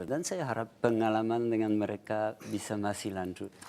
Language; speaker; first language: Indonesian; non-native, fluent; French